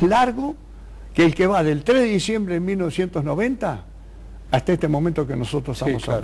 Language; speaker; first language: Spanish; native; Spanish